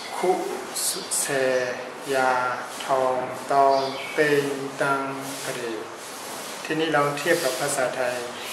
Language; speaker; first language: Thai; non-native, fluent; Burmese